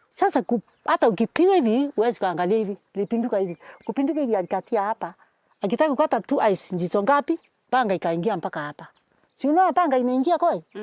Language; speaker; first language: Swahili; non-native, local second language; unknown